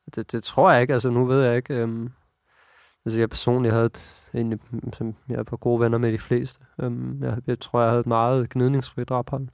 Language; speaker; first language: Danish; early bilingual, other home language; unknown